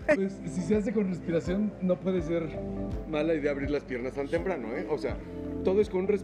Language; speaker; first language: Spanish; native; Spanish